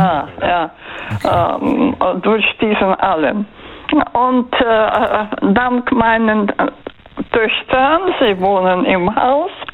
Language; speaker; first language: German; non-native, fluent; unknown